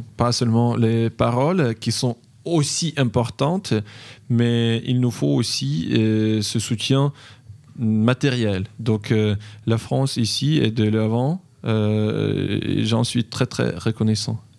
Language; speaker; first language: French; non-native, fluent; Ukrainian